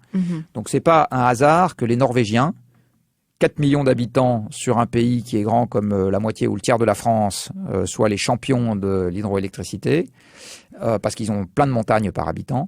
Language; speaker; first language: French; native; French